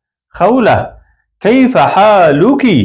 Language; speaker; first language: Arabic; non-native, fluent; Persian